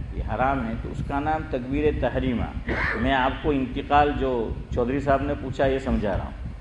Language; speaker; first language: Urdu; non-native, local second language; Gujarati